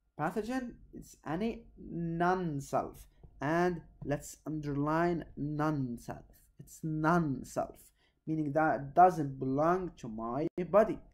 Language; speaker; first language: English; non-native, local second language; Arabic